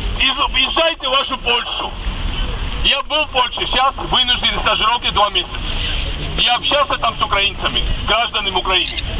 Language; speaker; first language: Russian; non-native, local second language; Georgian